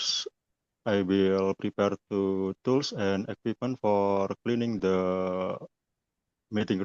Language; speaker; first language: English; non-native, learner; Indonesian